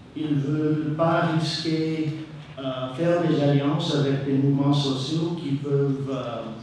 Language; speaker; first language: French; non-native, fluent; English